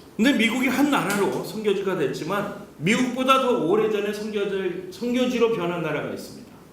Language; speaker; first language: Korean; early bilingual, heritage; Spanish